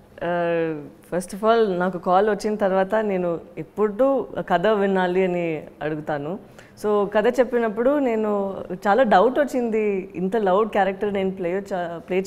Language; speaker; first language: Telugu; non-native, local second language; Tamil